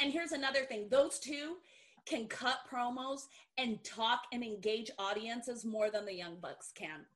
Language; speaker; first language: English; early bilingual, other home language; Portuguese